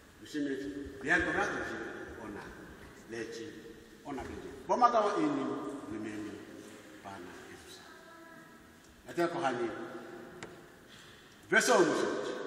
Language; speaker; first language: Polish; non-native, learner; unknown